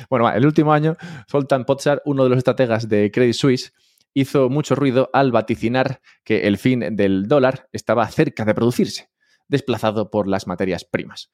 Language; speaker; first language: Spanish; native; Spanish